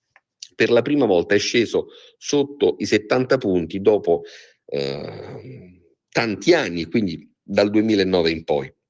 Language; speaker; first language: Italian; native; Italian